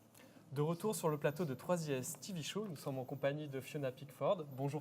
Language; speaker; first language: French; native; French